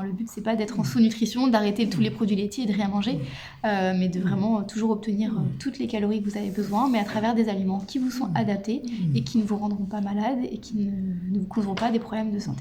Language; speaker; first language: French; native; French